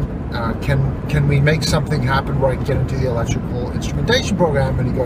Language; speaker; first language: English; native; English